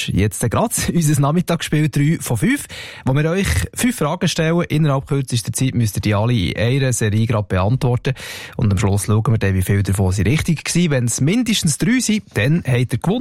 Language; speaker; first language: German; native; German